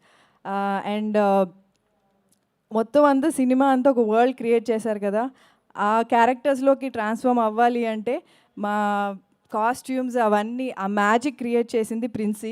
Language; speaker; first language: Telugu; native; Telugu